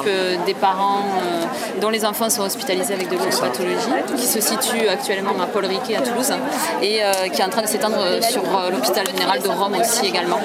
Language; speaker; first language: French; native; French